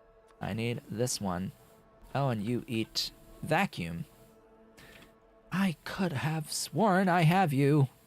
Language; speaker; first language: English; native; English